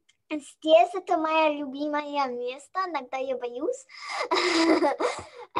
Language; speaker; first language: Russian; early bilingual, heritage; Russian